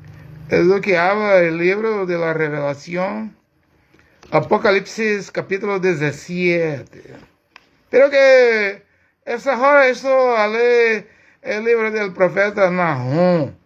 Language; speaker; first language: Spanish; non-native, learner; Portuguese